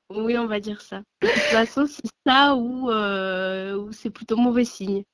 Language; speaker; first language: French; native; French